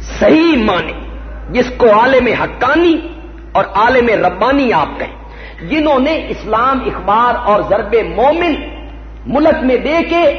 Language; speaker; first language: Urdu; non-native, local second language; Punjabi